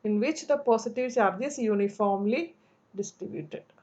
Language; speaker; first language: English; non-native, local second language; Malayalam